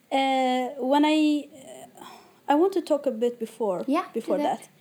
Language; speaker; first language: English; non-native, fluent; Arabic